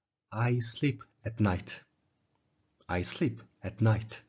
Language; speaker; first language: English; non-native, fluent; Mongolian